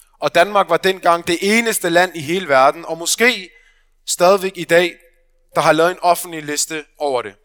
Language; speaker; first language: Danish; early bilingual, other home language; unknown